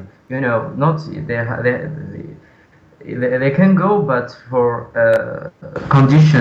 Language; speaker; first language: English; non-native, learner; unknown